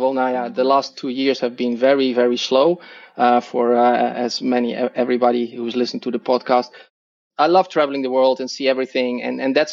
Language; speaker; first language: English; non-native, fluent; Dutch